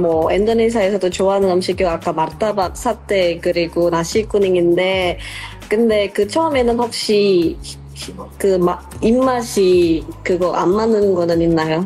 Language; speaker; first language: Korean; non-native, local second language; Indonesian